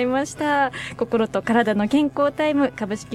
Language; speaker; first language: Japanese; native; Japanese